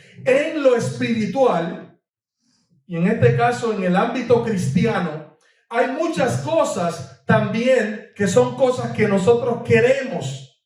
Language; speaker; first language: Spanish; native; Spanish